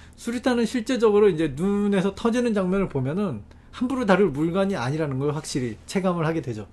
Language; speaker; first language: Korean; native; Korean